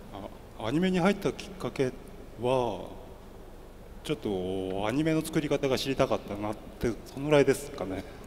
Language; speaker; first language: Japanese; native; Japanese